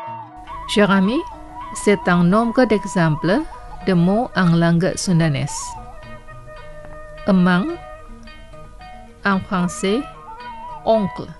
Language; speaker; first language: French; non-native, fluent; Indonesian